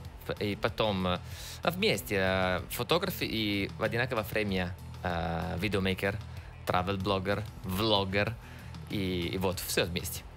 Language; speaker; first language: Russian; non-native, learner; Italian